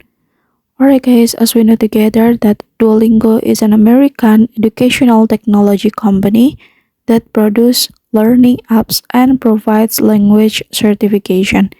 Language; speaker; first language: English; non-native, fluent; Indonesian